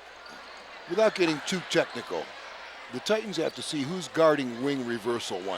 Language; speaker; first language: English; native; English